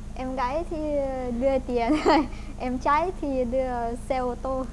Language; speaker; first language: Vietnamese; non-native, fluent; Ukrainian